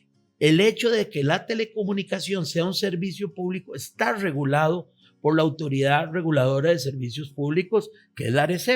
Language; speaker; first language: Spanish; native; Spanish